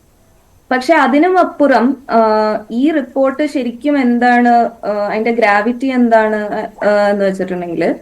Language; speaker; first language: Malayalam; native; Malayalam